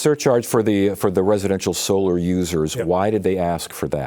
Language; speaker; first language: English; native; English